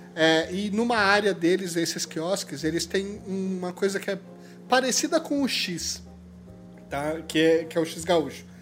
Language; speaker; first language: Portuguese; native; Portuguese